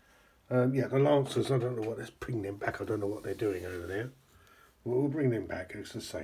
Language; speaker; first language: English; native; English